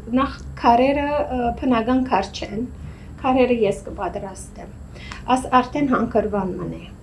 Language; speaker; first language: Armenian; early bilingual, heritage; Armenian